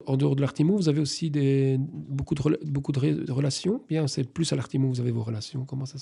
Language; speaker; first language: French; native; French